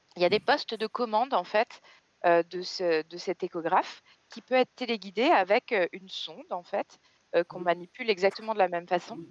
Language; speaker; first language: French; native; French